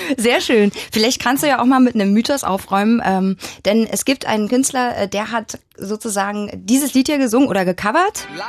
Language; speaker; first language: German; native; German